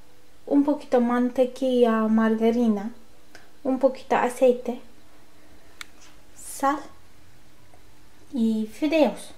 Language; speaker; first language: Spanish; non-native, learner; Turkish